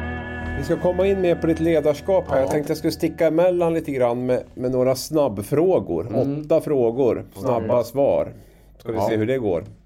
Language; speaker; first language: Swedish; native; Swedish